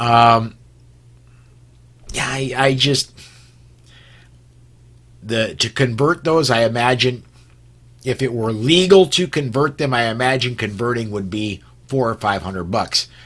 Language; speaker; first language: English; native; English